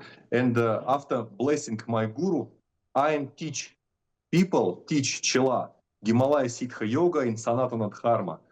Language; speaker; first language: English; non-native, learner; Russian